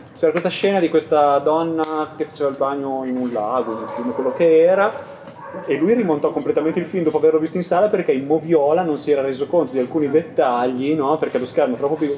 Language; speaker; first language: Italian; native; Italian